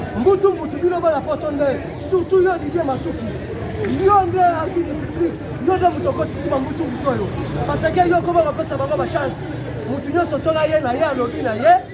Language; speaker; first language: Lingala; non-native, local second language; Kongo